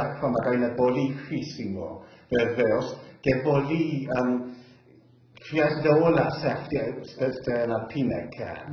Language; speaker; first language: Greek; early bilingual, heritage; English